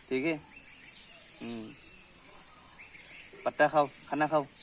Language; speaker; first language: Hindi; non-native, local second language; Assamese